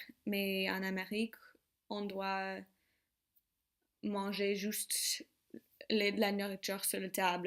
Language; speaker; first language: French; non-native, learner; English